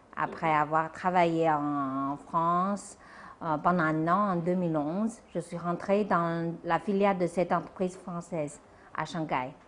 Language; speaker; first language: French; non-native, fluent; Chinese